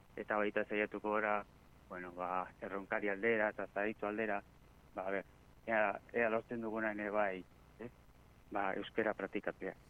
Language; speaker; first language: Basque; non-native, local second language; Spanish